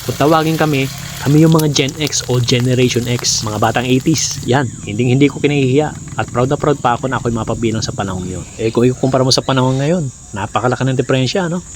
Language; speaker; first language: Filipino; non-native, local second language; Cebuano